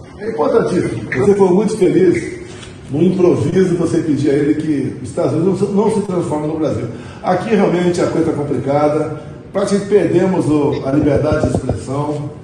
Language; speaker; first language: Portuguese; native; Portuguese